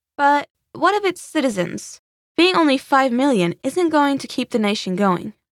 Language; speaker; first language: English; non-native, fluent; Swedish